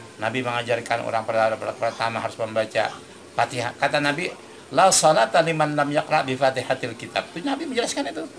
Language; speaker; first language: Indonesian; native; Indonesian